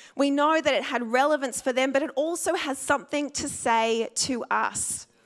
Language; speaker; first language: English; native; English